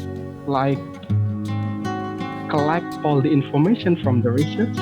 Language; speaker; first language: English; non-native, fluent; Indonesian